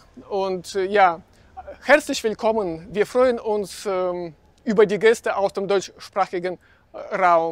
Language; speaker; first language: German; non-native, fluent; Russian